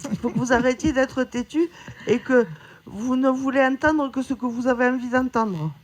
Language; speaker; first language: French; native; French